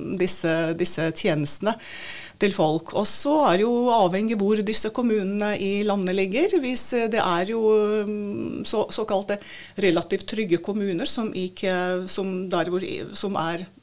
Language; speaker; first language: Norwegian; non-native, fluent; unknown